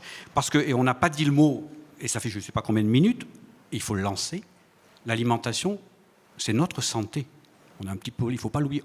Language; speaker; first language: French; native; French